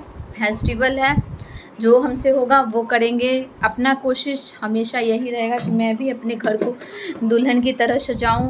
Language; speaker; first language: Hindi; non-native, local second language; Bhojpuri